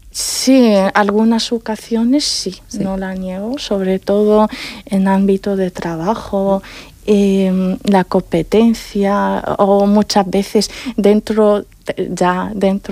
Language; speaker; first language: Spanish; non-native, fluent; Arabic